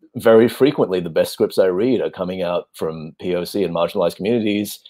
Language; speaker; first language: English; native; English